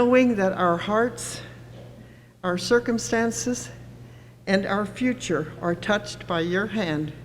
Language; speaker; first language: English; native; English